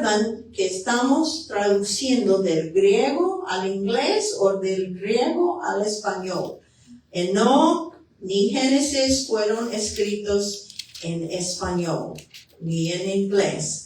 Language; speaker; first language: Spanish; non-native, fluent; English